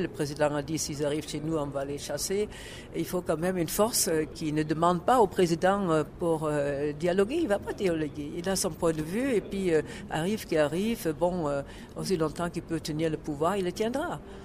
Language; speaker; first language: French; non-native, fluent; German